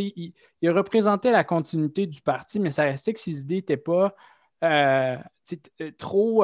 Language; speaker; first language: French; native; French